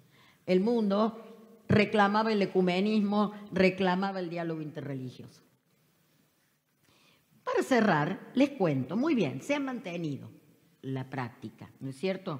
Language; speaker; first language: Spanish; native; Spanish